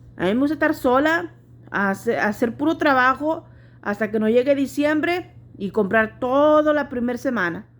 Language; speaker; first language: Spanish; early bilingual, heritage; Spanish